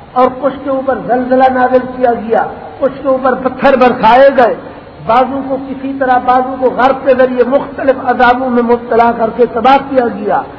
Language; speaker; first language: Urdu; non-native, local second language; Punjabi